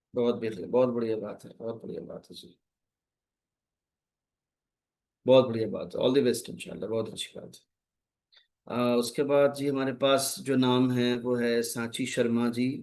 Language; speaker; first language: Hindi; native; Hindi